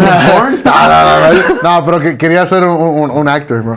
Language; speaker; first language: Spanish; early bilingual, heritage; Spanish